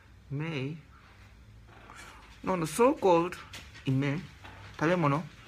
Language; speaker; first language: English; non-native, learner; Japanese